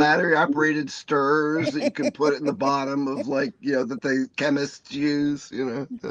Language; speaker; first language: English; native; English